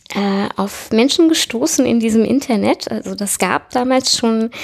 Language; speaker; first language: German; native; German